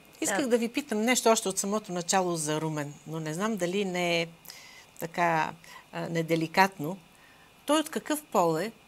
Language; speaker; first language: Bulgarian; native; Bulgarian